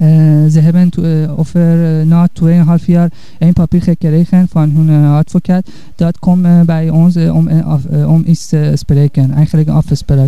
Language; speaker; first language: Dutch; non-native, learner; Persian